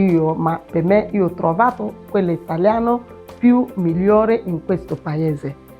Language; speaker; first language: Italian; non-native, learner; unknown